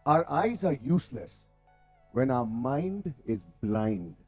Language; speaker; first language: English; non-native, local second language; Urdu